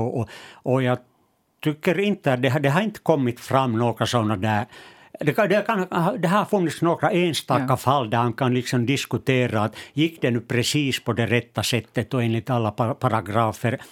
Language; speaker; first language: Swedish; non-native, local second language; Finnish